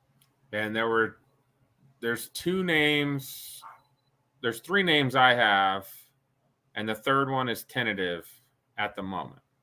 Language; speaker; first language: English; native; English